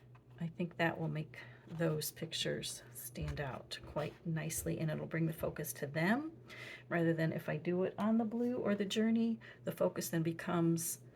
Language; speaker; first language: English; native; English